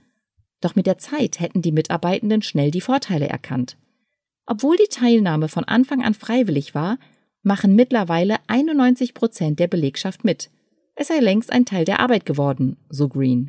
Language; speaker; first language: German; native; German